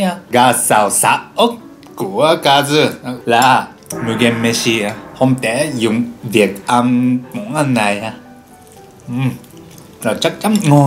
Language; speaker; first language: Vietnamese; non-native, learner; Japanese